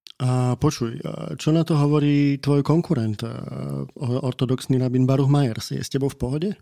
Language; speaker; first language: Slovak; native; Slovak